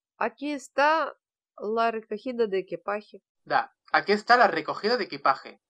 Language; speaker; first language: Spanish; non-native, fluent; Russian